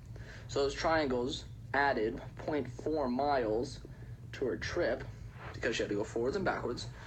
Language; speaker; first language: English; native; English